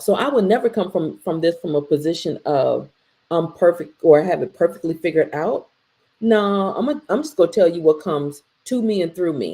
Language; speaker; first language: English; native; English